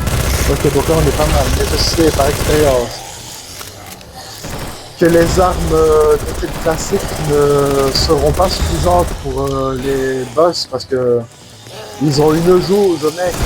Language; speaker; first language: French; native; French